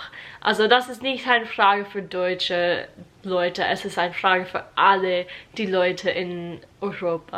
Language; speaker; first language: German; non-native, learner; English